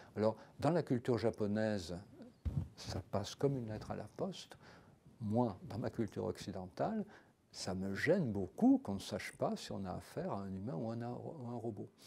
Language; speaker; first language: French; native; French